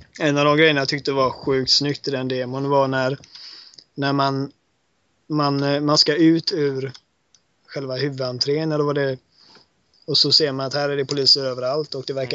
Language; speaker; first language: Swedish; native; Swedish